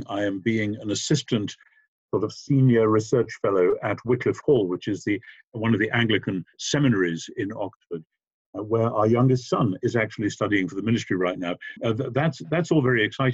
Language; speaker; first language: English; native; English